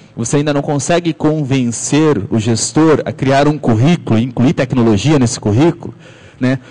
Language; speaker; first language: Portuguese; native; Portuguese